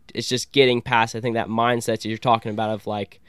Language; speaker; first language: English; native; English